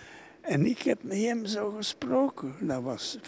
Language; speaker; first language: Dutch; non-native, local second language; French